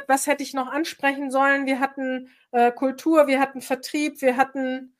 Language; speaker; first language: German; native; German